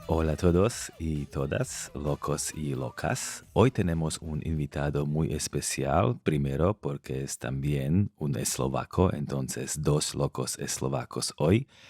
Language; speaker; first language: Spanish; non-native, fluent; Slovak